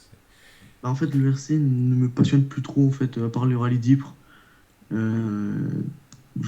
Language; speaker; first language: French; native; French